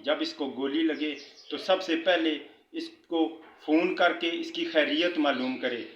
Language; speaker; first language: Urdu; non-native, local second language; Punjabi